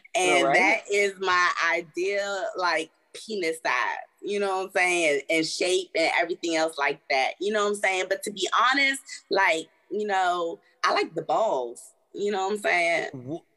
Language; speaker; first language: English; native; English